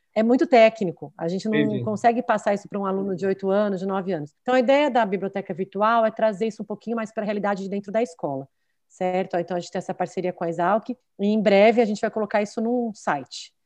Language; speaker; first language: Portuguese; native; Portuguese